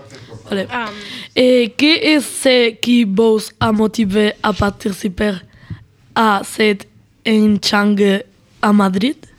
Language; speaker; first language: French; non-native, learner; Spanish